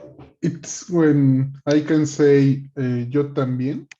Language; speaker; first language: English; non-native, learner; Spanish